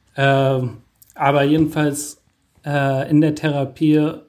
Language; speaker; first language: German; native; German